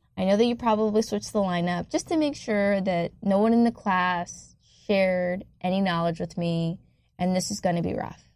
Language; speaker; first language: English; native; English